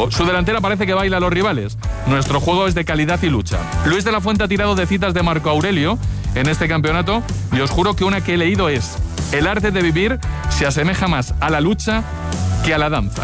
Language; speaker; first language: Spanish; native; Spanish